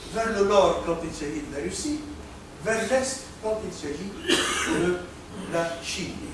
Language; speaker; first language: French; non-native, local second language; Arabic